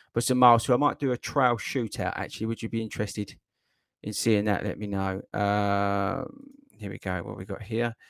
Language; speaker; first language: English; native; English